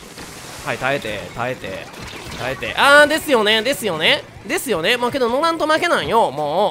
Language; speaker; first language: Japanese; native; Japanese